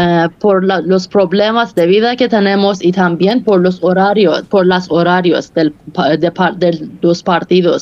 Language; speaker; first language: Spanish; non-native, fluent; Persian